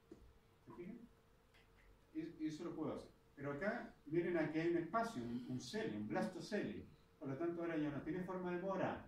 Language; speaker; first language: Spanish; native; Spanish